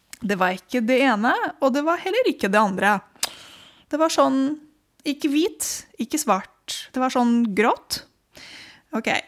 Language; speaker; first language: Norwegian; non-native, fluent; Spanish